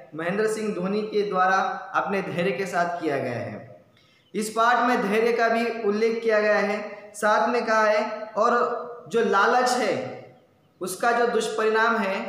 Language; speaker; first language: Hindi; non-native, local second language; Marathi